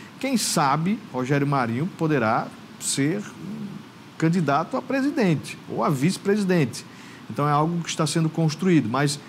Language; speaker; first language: Portuguese; native; Portuguese